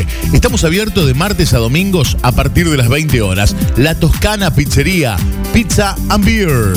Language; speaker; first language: Spanish; native; Spanish